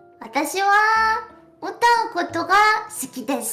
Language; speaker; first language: Japanese; non-native, learner; Korean